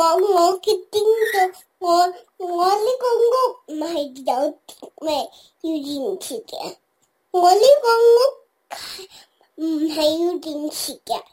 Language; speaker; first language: Chinese; early bilingual, heritage; Cantonese